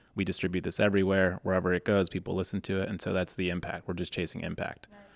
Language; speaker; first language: English; native; English